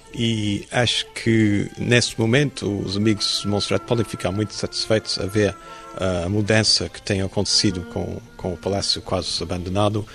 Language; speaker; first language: Portuguese; non-native, fluent; English